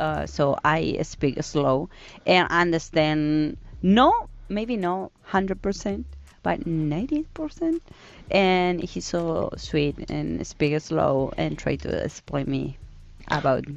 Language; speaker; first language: English; non-native, learner; Spanish